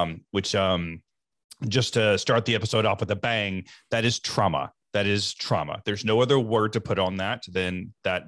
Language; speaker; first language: English; native; English